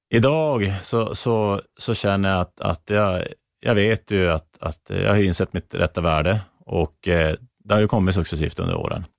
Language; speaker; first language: Swedish; native; Swedish